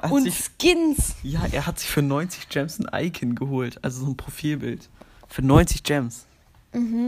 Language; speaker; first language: German; native; German